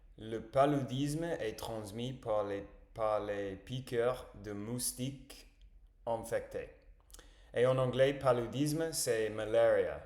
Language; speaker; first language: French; non-native, learner; English